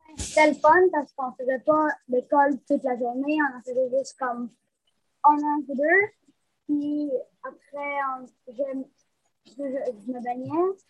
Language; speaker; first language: French; native; French